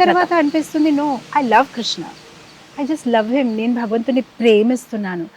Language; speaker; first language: Telugu; non-native, fluent; Gujarati